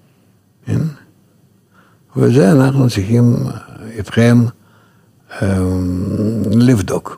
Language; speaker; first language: Hebrew; non-native, fluent; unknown